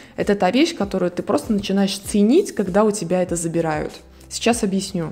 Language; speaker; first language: Russian; native; Russian